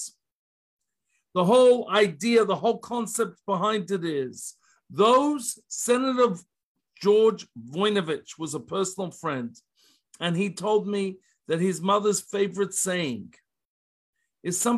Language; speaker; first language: English; native; English